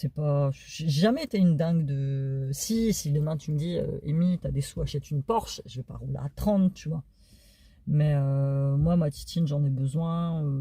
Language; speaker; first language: French; native; French